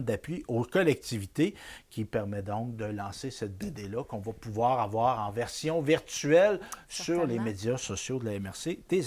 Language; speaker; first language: French; native; French